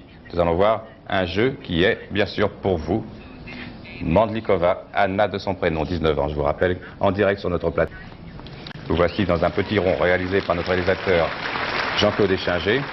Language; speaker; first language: French; native; French